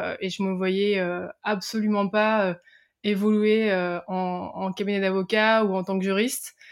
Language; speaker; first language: French; native; French